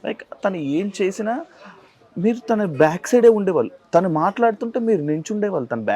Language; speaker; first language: Telugu; native; Telugu